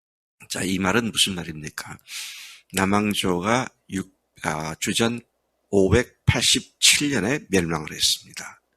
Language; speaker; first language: Korean; native; Korean